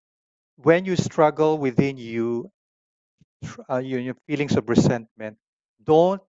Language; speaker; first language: English; non-native, local second language; Filipino